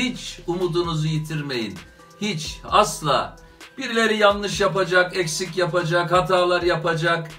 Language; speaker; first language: Turkish; native; Turkish